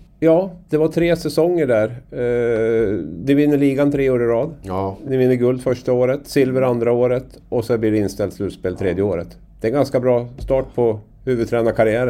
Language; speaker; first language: Swedish; native; Swedish